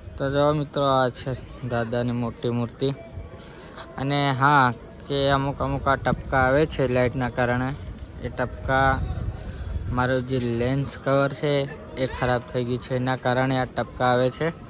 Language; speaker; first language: Gujarati; non-native, local second language; Bhili